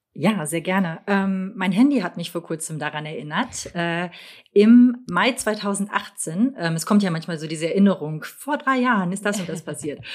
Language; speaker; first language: German; native; German